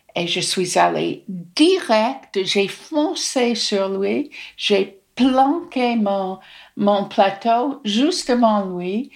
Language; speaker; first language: French; non-native, fluent; English